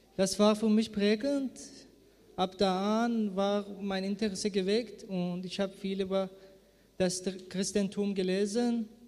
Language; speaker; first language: German; non-native, fluent; Persian